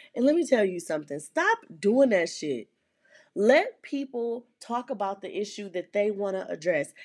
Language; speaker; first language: English; native; English